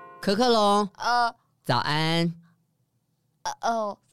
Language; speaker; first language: Chinese; native; Chinese